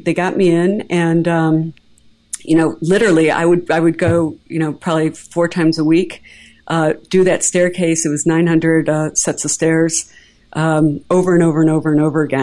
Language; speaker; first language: English; native; English